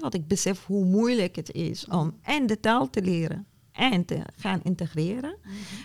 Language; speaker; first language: Dutch; non-native, fluent; Arabic